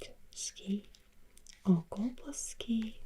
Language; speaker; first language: Norwegian; non-native, learner; German